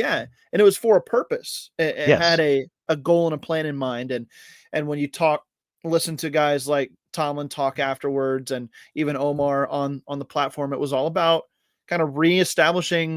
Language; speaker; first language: English; native; English